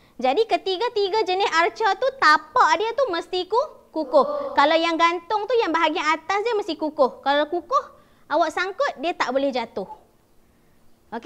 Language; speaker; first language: Malay; native; Malay